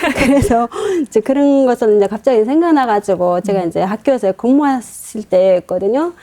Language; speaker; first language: Korean; non-native, fluent; Mongolian